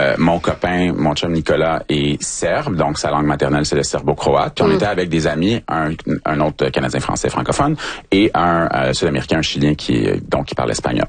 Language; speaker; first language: French; native; French